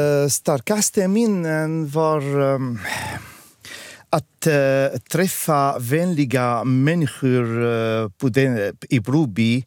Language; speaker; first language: Swedish; non-native, fluent; Arabic